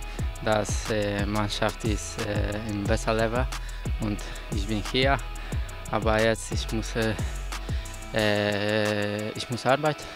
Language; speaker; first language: German; non-native, learner; Polish